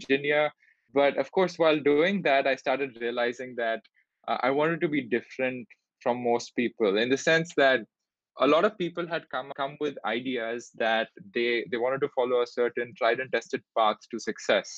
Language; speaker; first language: English; non-native, local second language; Hindi